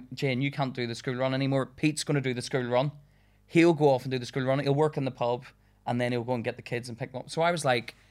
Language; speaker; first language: English; native; English